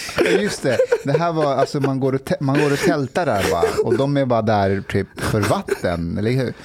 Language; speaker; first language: Swedish; early bilingual, other home language; Persian